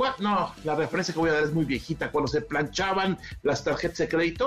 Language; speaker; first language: Spanish; native; Spanish